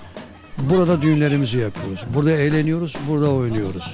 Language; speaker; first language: Turkish; native; Turkish